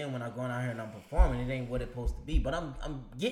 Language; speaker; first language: English; native; English